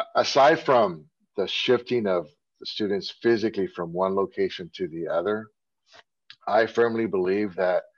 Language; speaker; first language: English; native; English